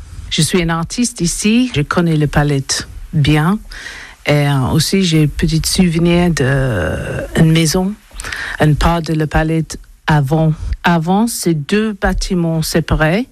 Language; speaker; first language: French; non-native, learner; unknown